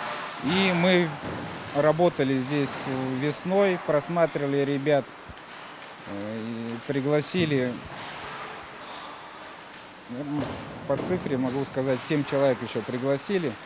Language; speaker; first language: Russian; native; Russian